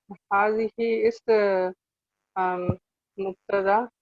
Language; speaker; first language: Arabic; non-native, learner; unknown